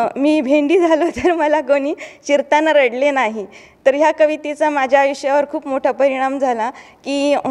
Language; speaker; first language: Marathi; native; Marathi